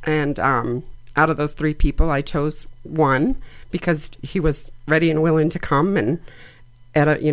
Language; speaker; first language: English; native; English